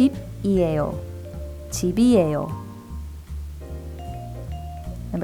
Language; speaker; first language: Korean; non-native, fluent; English